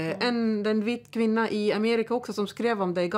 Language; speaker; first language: Swedish; non-native, fluent; Arabic